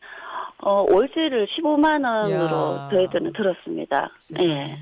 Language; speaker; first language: Korean; native; Korean